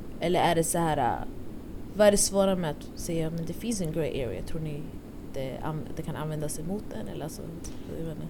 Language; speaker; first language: Swedish; early bilingual, other home language; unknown